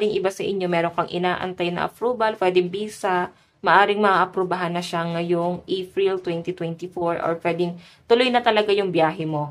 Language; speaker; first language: Filipino; native; Filipino